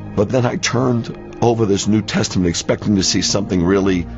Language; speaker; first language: English; native; English